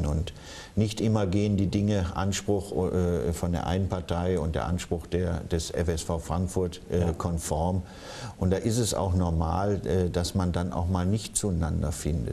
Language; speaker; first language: German; native; German